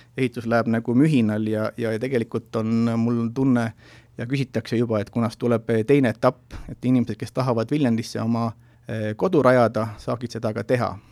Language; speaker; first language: Estonian; native; Estonian